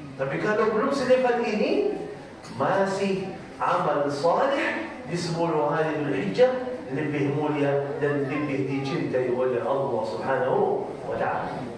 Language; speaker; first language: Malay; non-native, fluent; Arabic